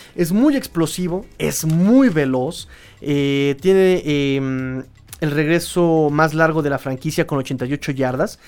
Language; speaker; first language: Spanish; native; Spanish